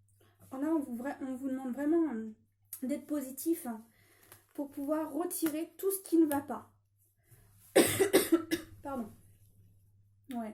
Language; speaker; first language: French; native; French